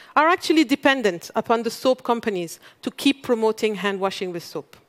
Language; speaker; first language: English; non-native, fluent; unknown